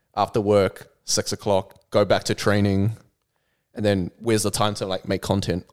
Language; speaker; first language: English; native; English